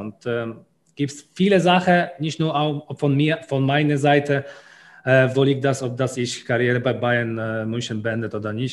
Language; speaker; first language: German; non-native, learner; Polish